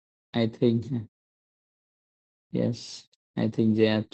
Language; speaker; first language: English; non-native, learner; Vietnamese